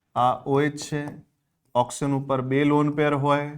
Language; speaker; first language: Hindi; non-native, local second language; Gujarati